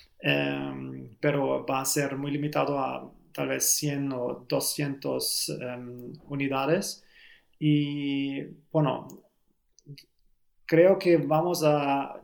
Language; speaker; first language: Spanish; non-native, learner; German